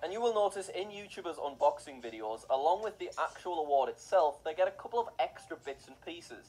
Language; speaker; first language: English; native; English